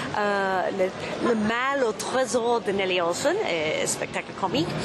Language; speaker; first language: French; non-native, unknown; English